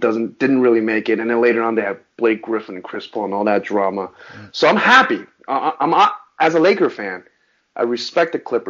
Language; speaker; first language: English; early bilingual, other home language; Chinese